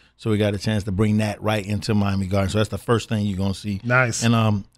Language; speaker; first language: English; native; English